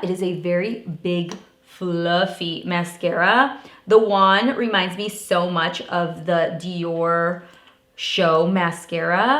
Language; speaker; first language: English; native; English